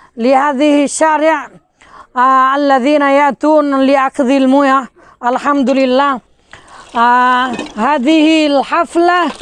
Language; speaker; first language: Arabic; non-native, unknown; Bangla